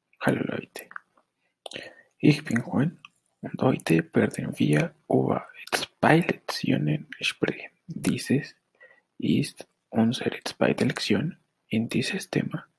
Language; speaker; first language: German; non-native, learner; Spanish